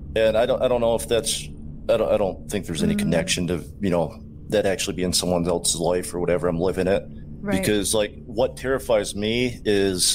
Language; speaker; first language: English; native; English